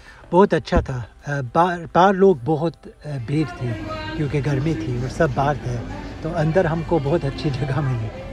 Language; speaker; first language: Hindi; early bilingual, other home language; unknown